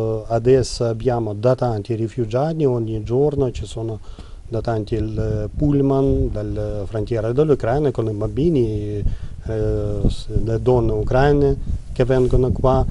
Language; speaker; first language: Italian; non-native, learner; Ukrainian